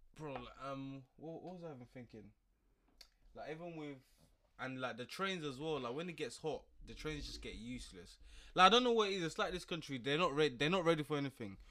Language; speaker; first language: English; early bilingual, other home language; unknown